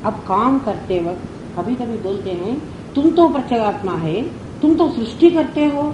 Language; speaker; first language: Hindi; non-native, local second language; Telugu